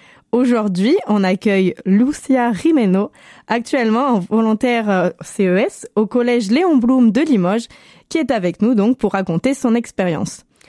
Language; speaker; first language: French; native; French